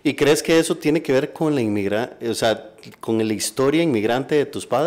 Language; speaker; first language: Spanish; native; Spanish